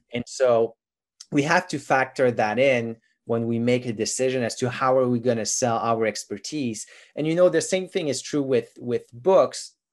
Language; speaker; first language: English; non-native, fluent; French